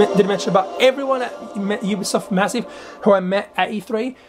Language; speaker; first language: English; native; English